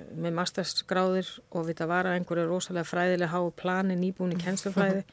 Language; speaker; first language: Icelandic; non-native, fluent; Spanish